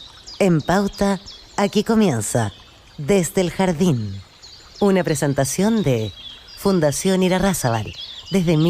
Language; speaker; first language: Spanish; native; Spanish